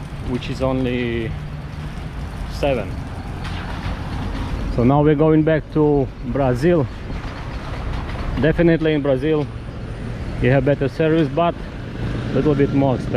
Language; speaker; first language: English; non-native, fluent; Russian